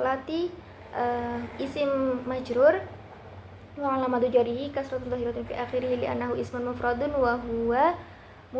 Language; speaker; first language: Arabic; non-native, learner; Indonesian